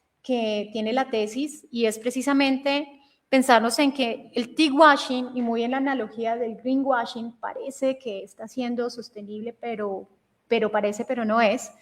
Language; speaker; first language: Spanish; native; Spanish